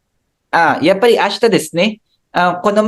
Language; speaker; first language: Japanese; non-native, fluent; Filipino